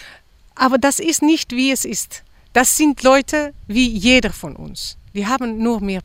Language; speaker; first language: German; non-native, fluent; Dutch